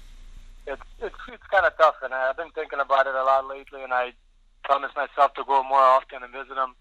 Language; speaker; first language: English; early bilingual, other home language; Bosnian